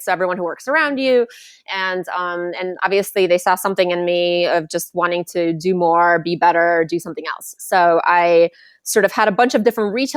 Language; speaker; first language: English; non-native, fluent; Lithuanian